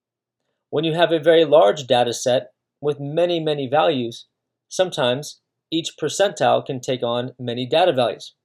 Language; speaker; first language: English; native; English